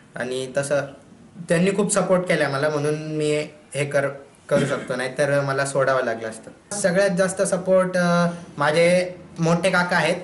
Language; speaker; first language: Marathi; non-native, local second language; Hindi